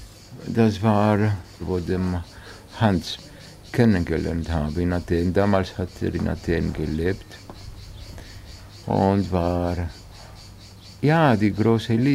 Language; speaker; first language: German; non-native, fluent; Greek